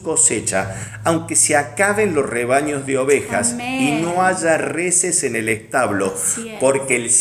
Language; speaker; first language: Spanish; native; Spanish